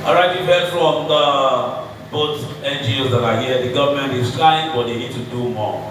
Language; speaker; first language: English; non-native, local second language; Yoruba